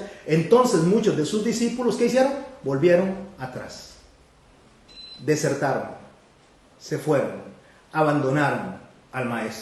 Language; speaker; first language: Spanish; native; Spanish